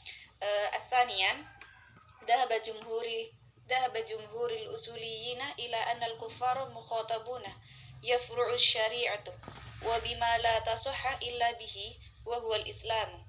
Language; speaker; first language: Arabic; non-native, learner; Indonesian